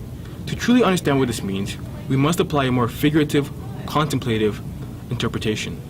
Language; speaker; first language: English; early bilingual, other home language; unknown